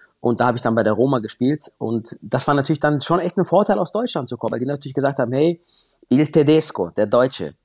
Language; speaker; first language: German; native; German